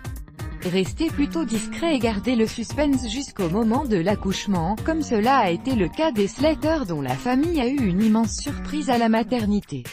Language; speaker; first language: French; native; French